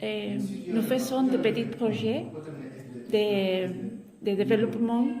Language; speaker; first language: French; non-native, fluent; Spanish